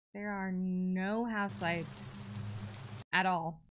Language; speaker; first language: English; native; English